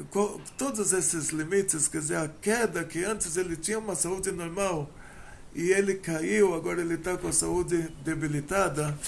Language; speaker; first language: Portuguese; native; Portuguese